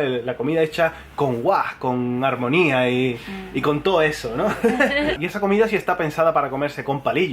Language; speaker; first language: Spanish; native; Spanish